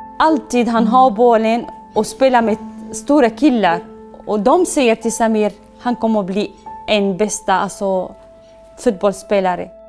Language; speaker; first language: Swedish; non-native, learner; Arabic